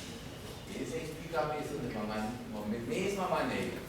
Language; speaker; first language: Portuguese; non-native, fluent; German